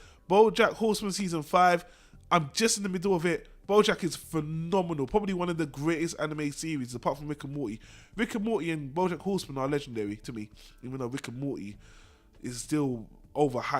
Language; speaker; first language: English; native; English